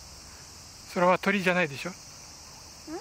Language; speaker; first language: Japanese; non-native, fluent; Russian